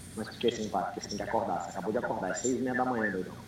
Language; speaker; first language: Portuguese; early bilingual, heritage; English